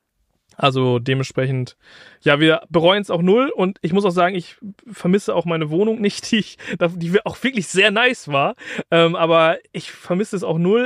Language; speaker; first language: German; native; German